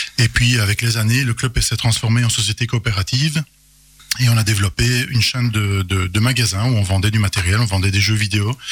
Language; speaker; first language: French; native; French